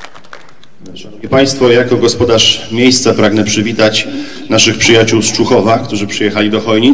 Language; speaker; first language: Polish; native; Polish